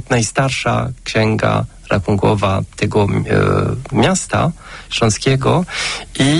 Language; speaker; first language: Polish; non-native, fluent; French